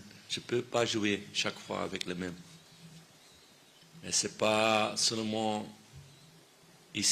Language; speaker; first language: French; non-native, fluent; Dutch